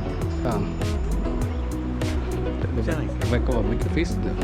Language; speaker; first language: Swedish; non-native, fluent; Vietnamese